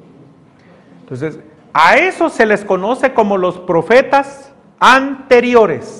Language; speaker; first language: Spanish; native; Spanish